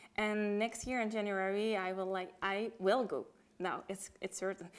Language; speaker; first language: English; non-native, fluent; French